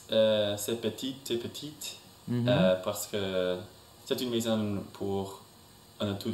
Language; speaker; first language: French; non-native, learner; English